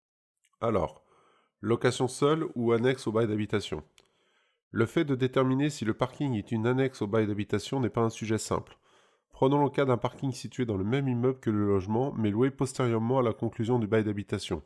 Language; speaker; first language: French; native; French